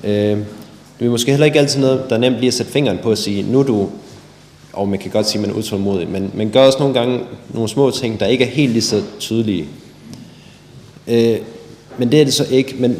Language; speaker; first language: Danish; native; Danish